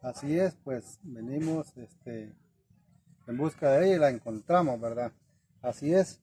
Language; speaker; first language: Spanish; native; Spanish